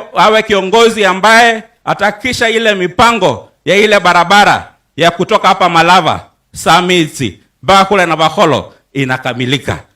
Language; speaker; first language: Swahili; non-native, local second language; Luyia